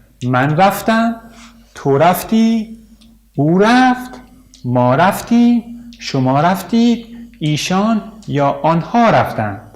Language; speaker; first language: Persian; non-native, fluent; Urdu